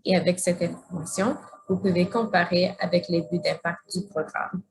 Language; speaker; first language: French; non-native, fluent; English